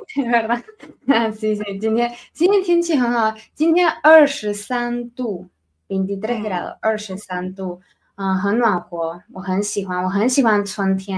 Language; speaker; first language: Chinese; non-native, fluent; Spanish